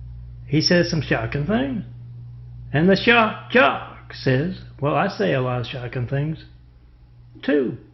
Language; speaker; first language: English; native; English